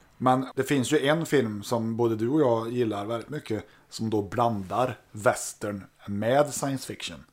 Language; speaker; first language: Swedish; native; Swedish